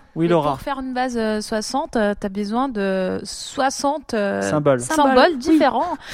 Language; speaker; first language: French; non-native, fluent; Portuguese